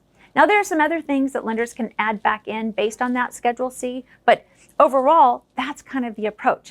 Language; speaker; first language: English; native; English